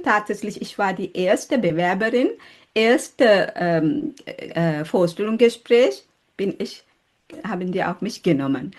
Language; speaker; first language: German; non-native, fluent; Sinhala